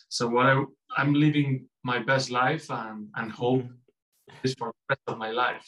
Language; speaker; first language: English; non-native, fluent; Spanish